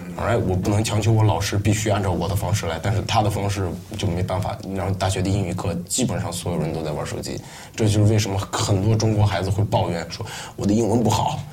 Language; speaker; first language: Chinese; non-native, local second language; Uyghur